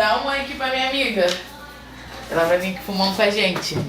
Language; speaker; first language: Portuguese; native; Portuguese